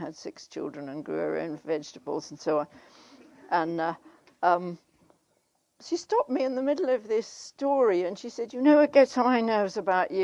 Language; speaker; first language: English; native; English